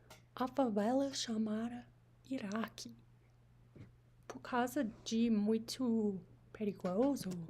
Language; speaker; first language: Portuguese; non-native, learner; English